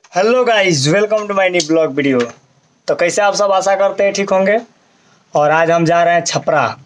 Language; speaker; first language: Hindi; non-native, local second language; Bhojpuri